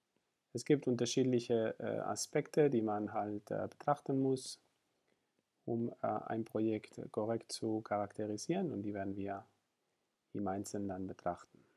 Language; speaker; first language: German; non-native, fluent; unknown